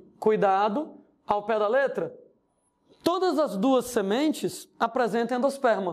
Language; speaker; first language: Portuguese; native; Portuguese